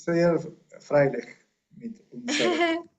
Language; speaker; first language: German; non-native, learner; Spanish